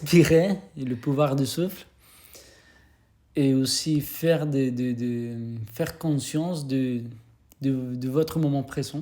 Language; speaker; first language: French; non-native, fluent; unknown